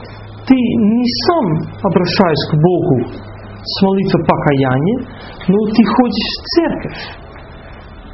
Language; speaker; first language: Russian; non-native, fluent; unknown